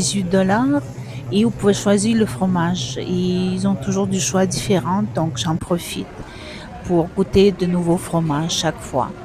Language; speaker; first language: French; non-native, fluent; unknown